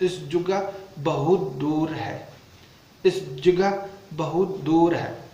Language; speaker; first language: Hindi; non-native, learner; Arabic